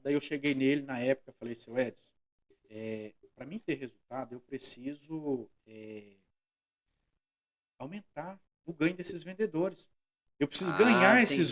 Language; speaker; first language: Portuguese; native; Portuguese